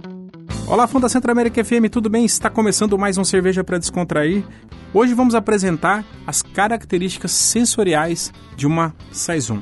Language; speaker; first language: Portuguese; native; Portuguese